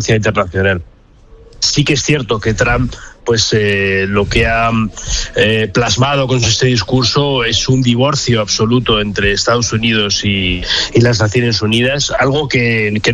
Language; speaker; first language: Spanish; native; Spanish